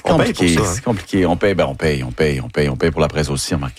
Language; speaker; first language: French; native; French